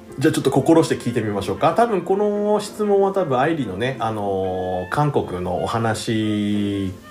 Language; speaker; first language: Japanese; native; Japanese